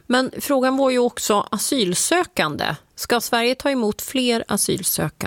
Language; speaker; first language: Swedish; native; Swedish